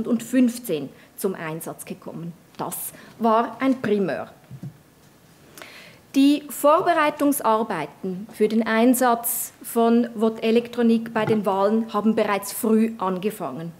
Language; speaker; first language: German; native; German